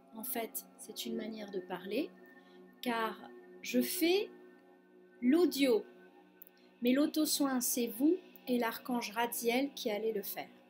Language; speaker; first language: French; non-native, fluent; Spanish